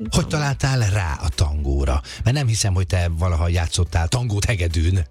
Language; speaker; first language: Hungarian; native; Hungarian